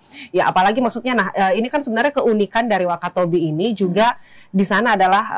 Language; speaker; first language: Indonesian; native; Indonesian